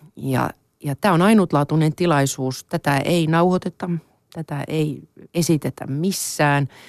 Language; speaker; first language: Finnish; non-native, local second language; Swedish